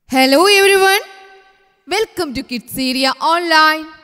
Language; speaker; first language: English; non-native, local second language; Malayalam